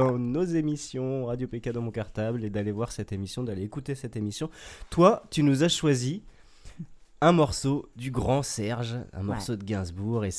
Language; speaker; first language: French; native; French